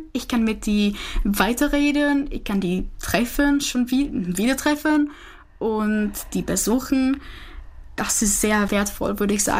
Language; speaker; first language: German; non-native, fluent; Czech